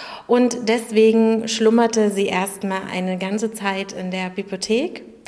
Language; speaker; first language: German; native; German